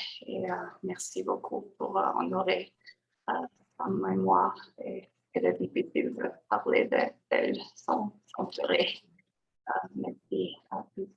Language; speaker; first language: French; non-native, fluent; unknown